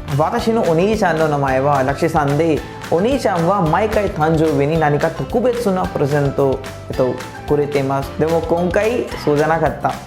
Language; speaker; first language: Japanese; non-native, learner; Hindi